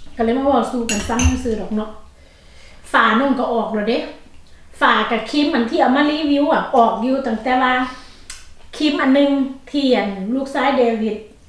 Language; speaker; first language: Thai; native; Thai